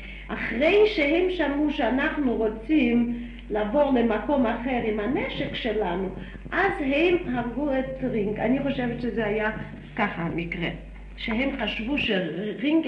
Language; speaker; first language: Hebrew; non-native, fluent; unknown